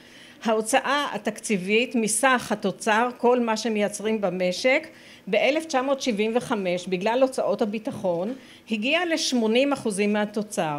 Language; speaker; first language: Hebrew; native; Hebrew